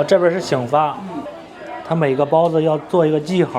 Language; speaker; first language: Chinese; native; Chinese